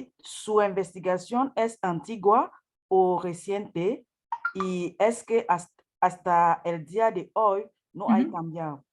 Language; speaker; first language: Spanish; non-native, learner; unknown